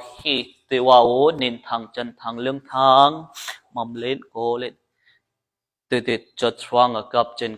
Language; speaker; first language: Vietnamese; non-native, learner; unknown